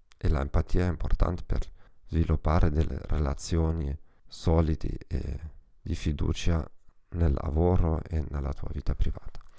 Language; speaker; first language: Italian; non-native, fluent; German